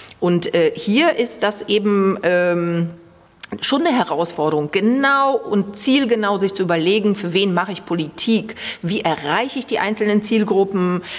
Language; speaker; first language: German; early bilingual, other home language; Polish